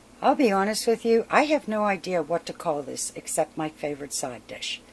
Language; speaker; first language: English; native; English